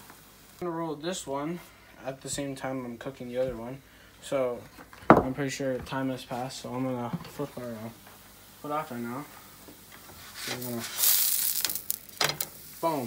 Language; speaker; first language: English; early bilingual, other home language; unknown